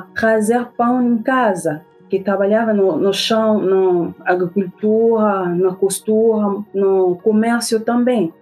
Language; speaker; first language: Portuguese; non-native, fluent; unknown